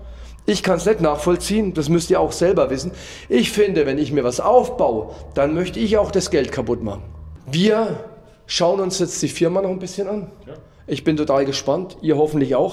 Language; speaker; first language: German; native; German